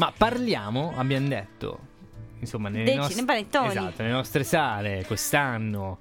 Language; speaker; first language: Italian; native; Italian